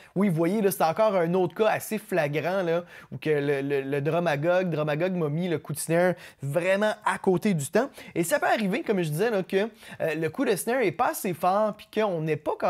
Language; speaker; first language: French; native; French